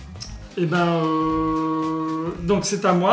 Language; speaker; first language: French; native; French